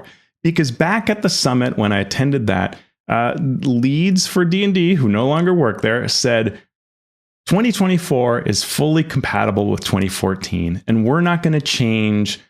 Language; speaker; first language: English; native; English